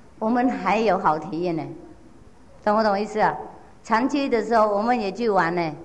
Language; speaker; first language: Chinese; non-native, fluent; Vietnamese